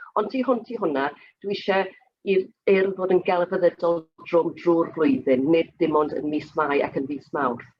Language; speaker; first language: Welsh; native; Welsh